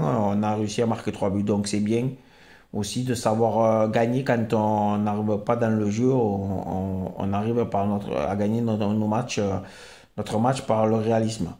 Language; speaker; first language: French; native; French